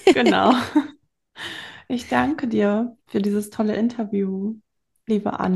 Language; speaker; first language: German; native; German